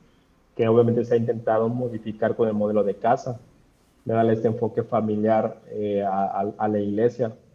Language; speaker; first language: Spanish; native; Spanish